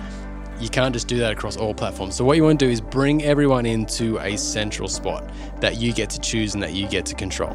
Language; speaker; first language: English; native; English